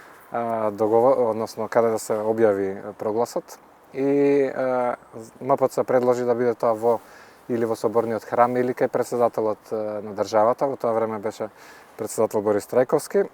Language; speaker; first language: Macedonian; native; Macedonian